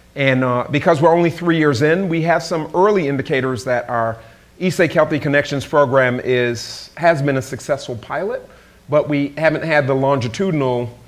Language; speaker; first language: English; native; English